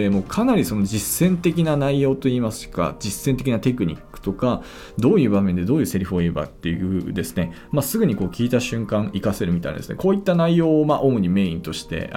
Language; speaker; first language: Japanese; native; Japanese